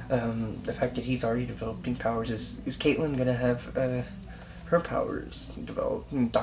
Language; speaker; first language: English; native; English